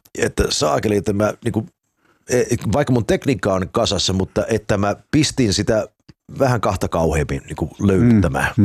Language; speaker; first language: Finnish; early bilingual, heritage; Finnish